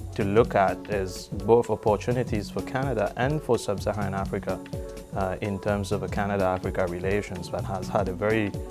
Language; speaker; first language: English; non-native, fluent; Morisyen